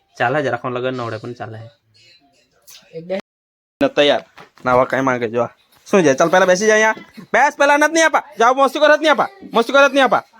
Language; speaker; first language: Gujarati; native; Gujarati